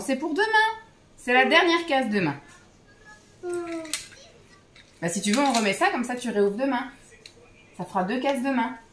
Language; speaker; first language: French; native; French